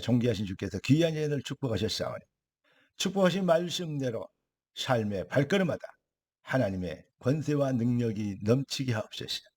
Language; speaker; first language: Korean; native; Korean